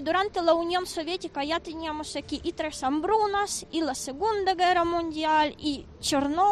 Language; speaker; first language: Spanish; non-native, fluent; Ukrainian